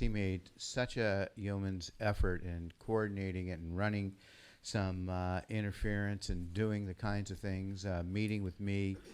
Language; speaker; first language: English; native; English